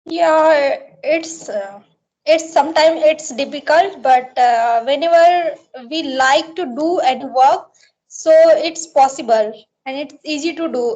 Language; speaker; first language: English; non-native, learner; Marathi